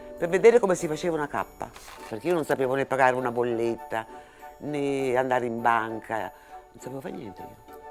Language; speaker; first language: Italian; native; Italian